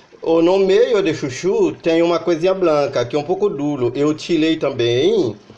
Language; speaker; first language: Portuguese; non-native, learner; Haitian Creole